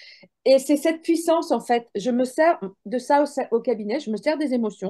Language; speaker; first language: French; native; French